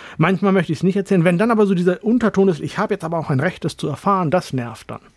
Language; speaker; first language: German; early bilingual, other home language; Urdu